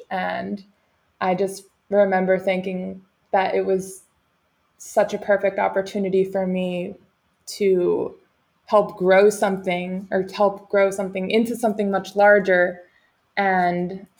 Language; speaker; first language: English; native; English